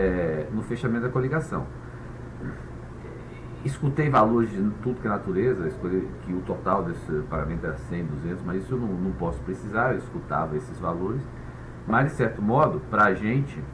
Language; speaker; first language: Portuguese; native; Portuguese